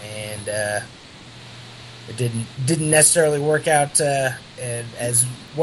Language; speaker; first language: English; native; English